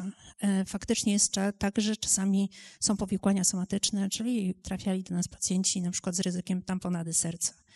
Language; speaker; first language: Polish; native; Polish